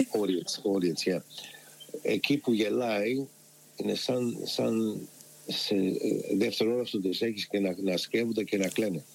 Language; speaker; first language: Greek; early bilingual, heritage; Greek